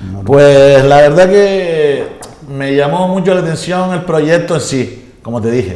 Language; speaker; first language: Spanish; native; Spanish